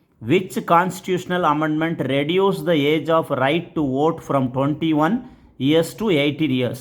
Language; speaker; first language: English; non-native, local second language; Tamil